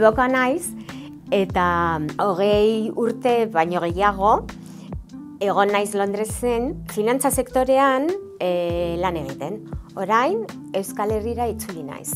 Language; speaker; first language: Basque; non-native, local second language; Spanish